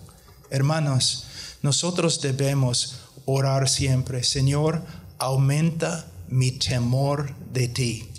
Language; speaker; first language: Spanish; non-native, fluent; English